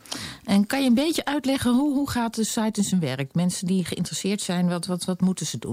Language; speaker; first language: Dutch; native; Dutch